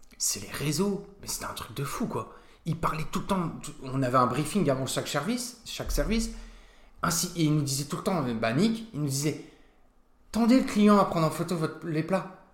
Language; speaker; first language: French; native; French